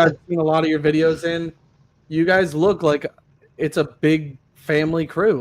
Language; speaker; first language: English; native; English